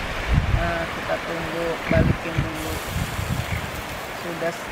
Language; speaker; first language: Indonesian; native; Indonesian